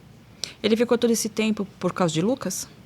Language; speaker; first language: Portuguese; native; Portuguese